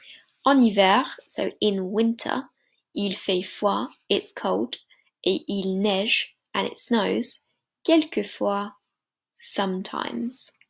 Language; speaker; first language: French; non-native, fluent; English